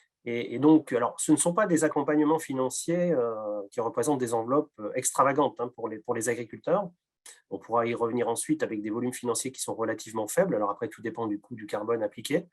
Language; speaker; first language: French; native; French